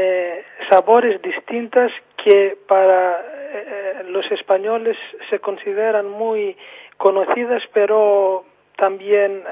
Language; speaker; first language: Spanish; non-native, fluent; Greek